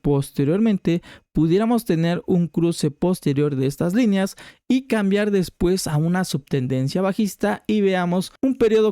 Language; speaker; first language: Spanish; native; Spanish